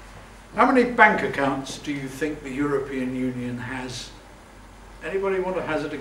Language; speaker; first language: English; native; English